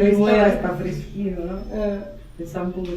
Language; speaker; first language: Spanish; non-native, fluent; Italian